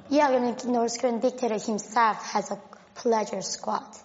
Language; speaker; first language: English; non-native, fluent; Korean